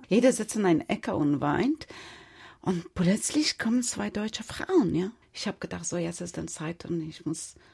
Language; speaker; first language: German; non-native, fluent; Persian